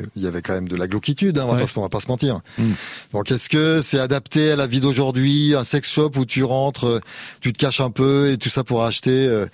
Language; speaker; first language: French; native; French